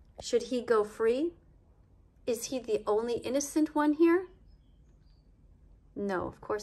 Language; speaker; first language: English; native; English